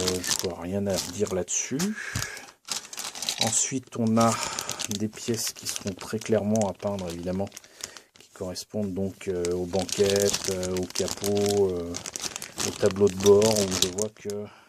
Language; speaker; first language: French; native; French